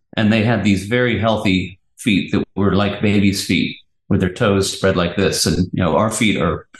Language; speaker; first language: English; native; English